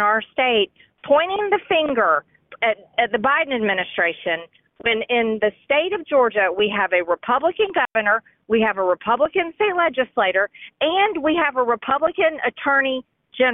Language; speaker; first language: English; native; English